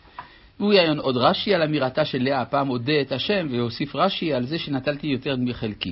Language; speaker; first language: Hebrew; native; Hebrew